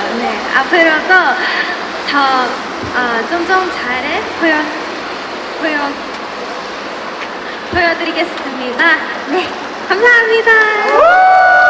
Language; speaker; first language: Korean; non-native, learner; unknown